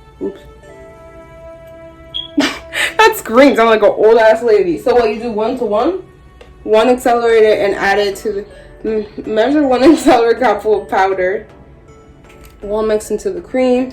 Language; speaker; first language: English; native; English